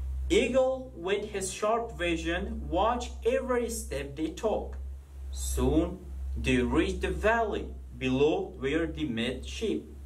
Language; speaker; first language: English; non-native, fluent; Persian